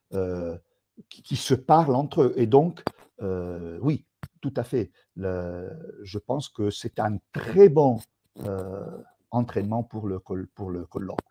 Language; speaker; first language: French; non-native, fluent; Italian